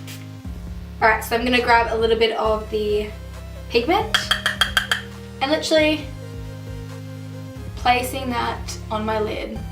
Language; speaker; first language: English; native; English